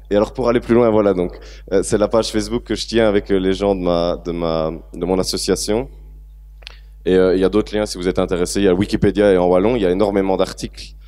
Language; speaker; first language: French; native; French